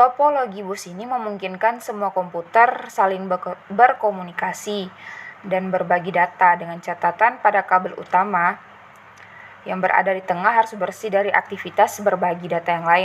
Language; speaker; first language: Indonesian; native; Indonesian